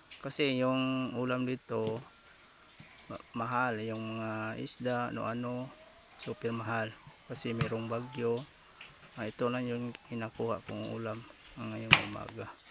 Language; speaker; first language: Filipino; non-native, local second language; Cebuano